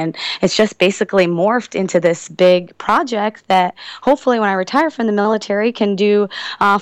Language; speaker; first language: English; native; English